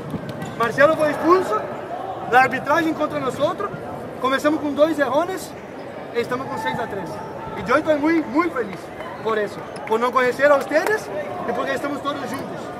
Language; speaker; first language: Spanish; non-native, learner; Portuguese